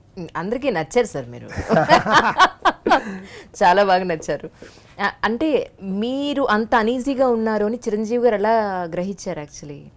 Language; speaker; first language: Telugu; native; Telugu